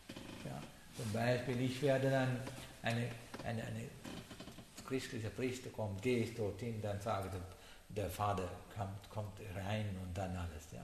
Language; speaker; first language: German; non-native, learner; Sinhala